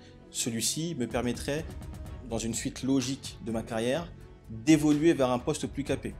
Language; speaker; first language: French; native; French